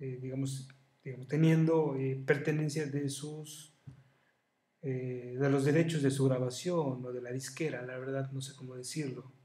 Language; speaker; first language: Spanish; native; Spanish